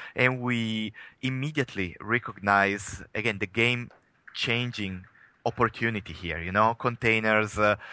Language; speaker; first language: English; non-native, fluent; Italian